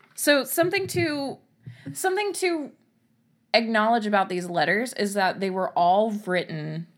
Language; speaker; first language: English; native; English